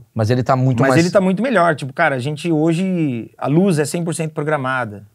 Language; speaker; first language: Portuguese; native; Portuguese